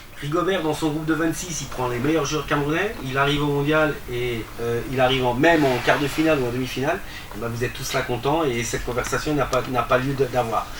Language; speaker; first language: French; early bilingual, other home language; Portuguese